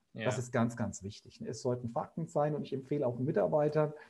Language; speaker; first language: German; native; German